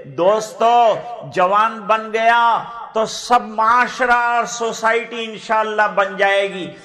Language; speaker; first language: Urdu; non-native, local second language; Gujarati